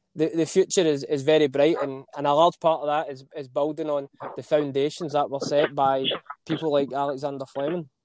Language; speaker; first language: English; native; English